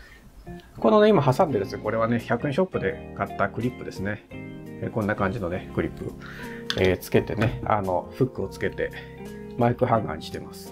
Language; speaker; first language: Japanese; native; Japanese